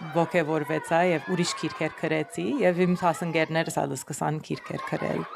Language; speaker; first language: Armenian; early bilingual, heritage; Armenian